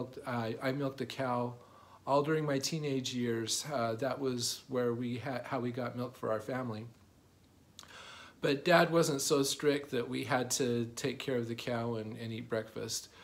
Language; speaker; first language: English; native; English